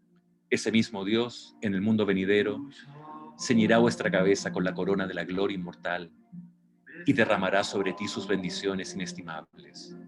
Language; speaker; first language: Spanish; native; Spanish